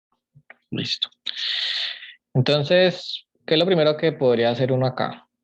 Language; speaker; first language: Spanish; native; Spanish